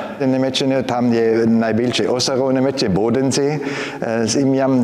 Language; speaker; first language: Ukrainian; non-native, fluent; German